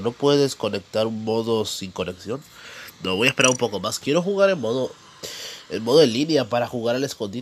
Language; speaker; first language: Spanish; native; Spanish